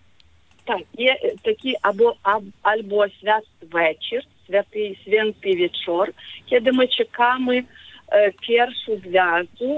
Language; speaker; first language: Polish; non-native, learner; Ukrainian